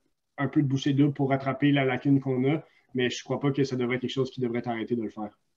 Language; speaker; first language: French; native; French